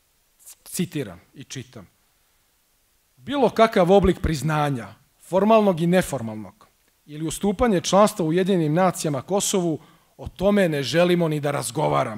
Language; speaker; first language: Croatian; native; Croatian